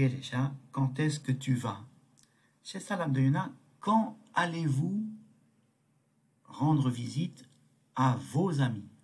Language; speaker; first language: French; non-native, fluent; Tibetan